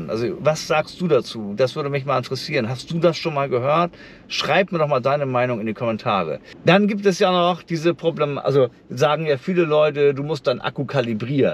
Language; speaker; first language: German; native; German